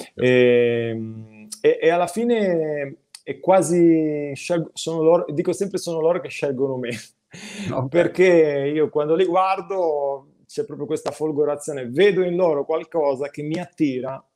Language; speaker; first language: Italian; native; Italian